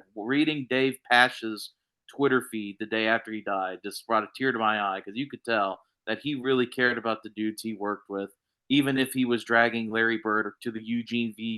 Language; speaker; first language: English; native; English